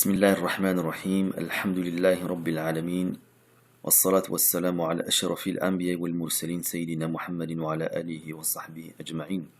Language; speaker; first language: Arabic; non-native, fluent; French